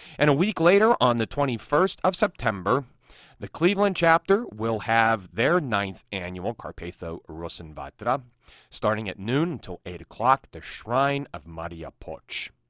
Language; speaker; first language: English; native; English